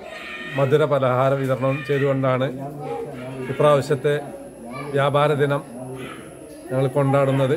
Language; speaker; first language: Malayalam; native; Malayalam